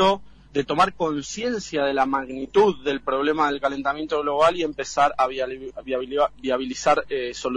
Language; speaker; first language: Spanish; native; Spanish